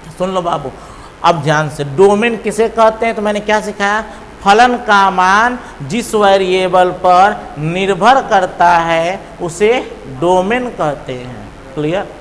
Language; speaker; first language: Hindi; native; Hindi